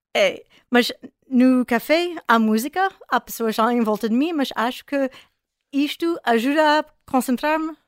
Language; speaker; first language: Portuguese; non-native, fluent; English